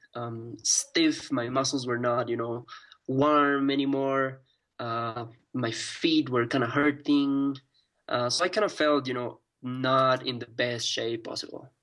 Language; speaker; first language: English; non-native, fluent; Spanish